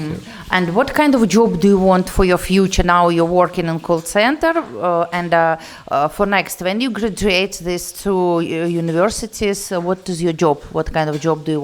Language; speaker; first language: English; non-native, learner; Russian